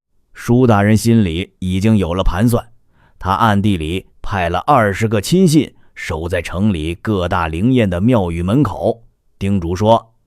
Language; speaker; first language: Chinese; native; Chinese